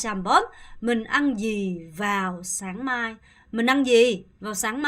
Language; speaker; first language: Vietnamese; non-native, fluent; Korean